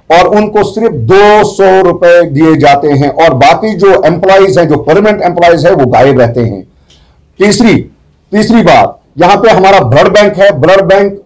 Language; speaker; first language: Urdu; non-native, local second language; Kashmiri